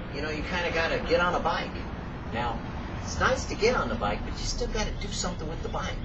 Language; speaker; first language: English; native; English